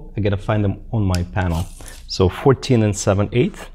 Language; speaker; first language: English; non-native, fluent; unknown